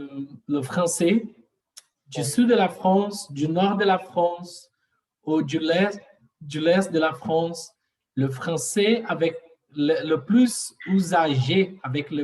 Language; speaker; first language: French; non-native, learner; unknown